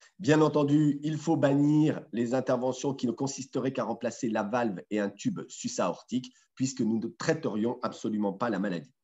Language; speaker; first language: French; native; French